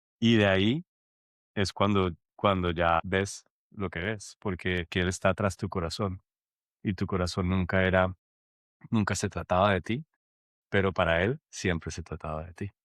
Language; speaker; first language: Spanish; native; Spanish